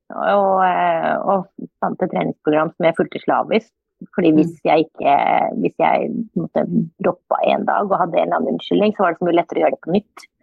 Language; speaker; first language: Norwegian; early bilingual, other home language; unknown